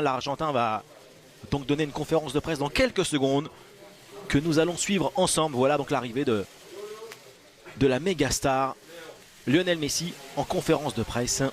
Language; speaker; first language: French; native; French